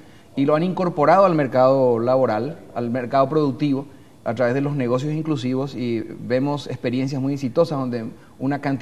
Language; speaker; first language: Spanish; native; Spanish